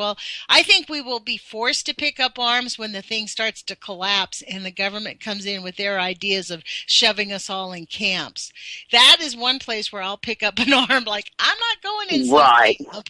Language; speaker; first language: English; native; English